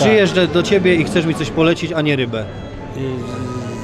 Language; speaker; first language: Polish; native; Polish